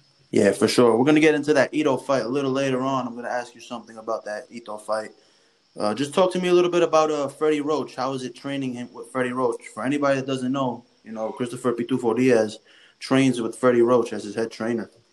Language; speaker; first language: English; early bilingual, other home language; Spanish